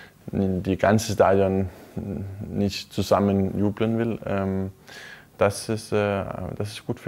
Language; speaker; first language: German; non-native, fluent; Danish